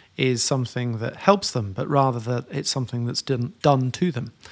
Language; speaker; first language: English; native; English